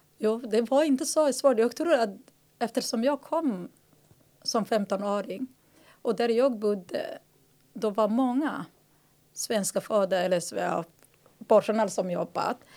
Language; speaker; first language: Swedish; non-native, fluent; Somali